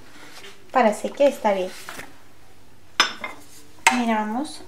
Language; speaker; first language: Spanish; non-native, learner; Turkish